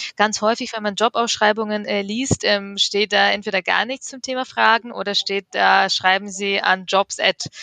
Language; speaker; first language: German; early bilingual, other home language; Russian